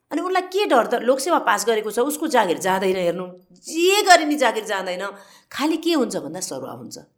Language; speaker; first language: Nepali; native; Nepali